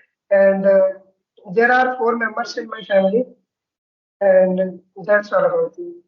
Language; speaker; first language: English; non-native, learner; Hindi